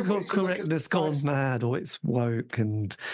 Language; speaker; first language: English; native; English